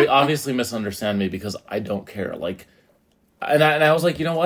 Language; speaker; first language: English; native; English